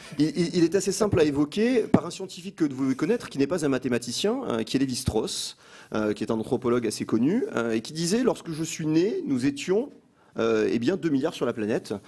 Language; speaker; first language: French; native; French